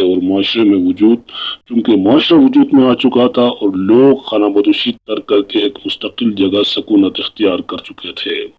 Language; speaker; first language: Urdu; non-native, local second language; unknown